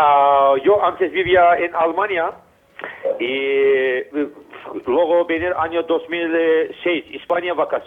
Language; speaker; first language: Spanish; non-native, learner; Azerbaijani